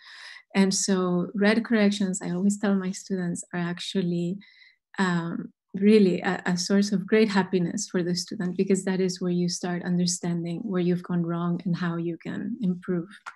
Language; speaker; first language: English; non-native, fluent; Spanish